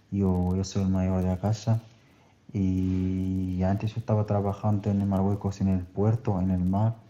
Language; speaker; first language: Spanish; non-native, learner; Arabic